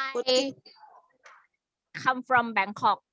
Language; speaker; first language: English; non-native, fluent; Thai